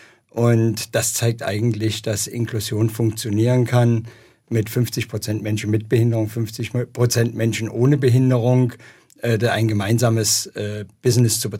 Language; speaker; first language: German; native; German